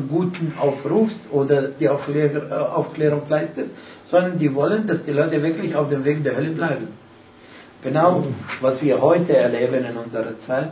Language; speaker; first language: German; non-native, fluent; Arabic